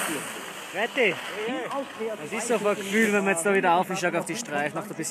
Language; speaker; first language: German; native; German